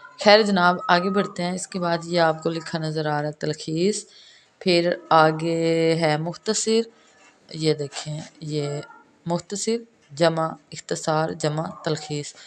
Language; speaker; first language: Urdu; non-native, local second language; Punjabi